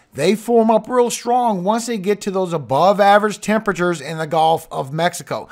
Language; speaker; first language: English; native; English